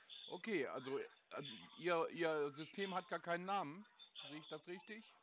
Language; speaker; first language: German; native; German